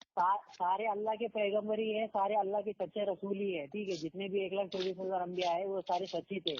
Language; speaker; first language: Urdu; native; Urdu